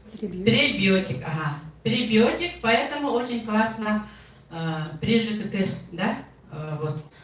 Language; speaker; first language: Russian; non-native, local second language; Yakut